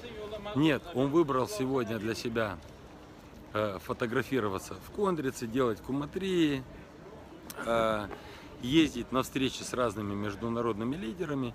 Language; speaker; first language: Russian; native; Russian